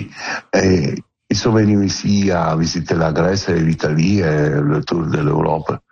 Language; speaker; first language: French; non-native, learner; Italian